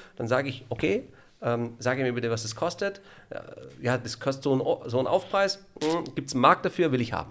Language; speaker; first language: German; non-native, fluent; Italian